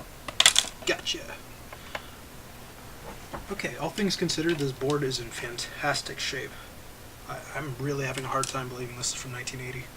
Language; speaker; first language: English; native; English